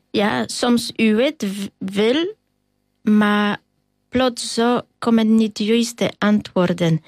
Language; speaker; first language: Dutch; non-native, learner; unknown